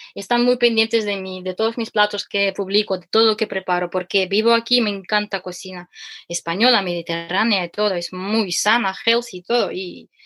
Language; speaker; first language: Spanish; non-native, fluent; Ukrainian